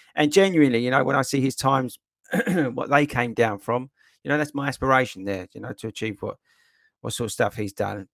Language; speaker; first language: English; native; English